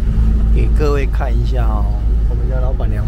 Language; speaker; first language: Chinese; native; Chinese